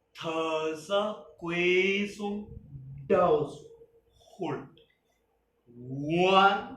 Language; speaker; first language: Vietnamese; non-native, learner; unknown